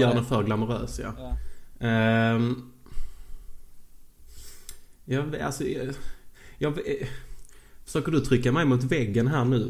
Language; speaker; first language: Swedish; native; Swedish